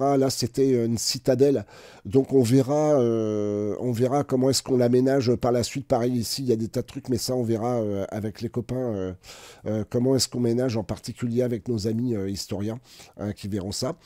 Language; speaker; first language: French; native; French